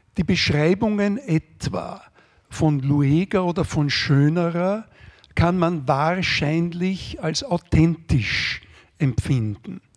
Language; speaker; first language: German; native; German